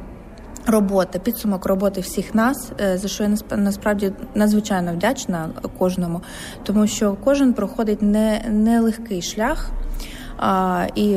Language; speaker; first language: Ukrainian; native; Ukrainian